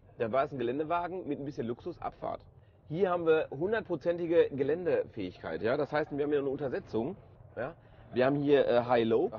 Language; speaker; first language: German; native; German